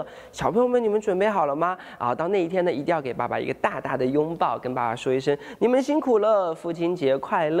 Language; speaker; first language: Chinese; native; Chinese